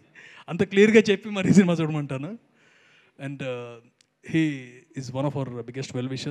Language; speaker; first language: Telugu; native; Telugu